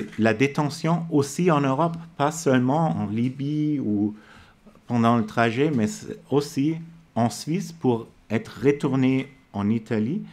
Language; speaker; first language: French; non-native, fluent; German